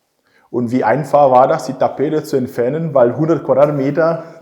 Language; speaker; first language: German; non-native, fluent; French